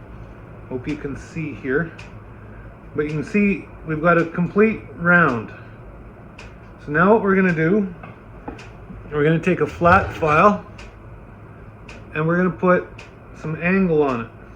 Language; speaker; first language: English; native; English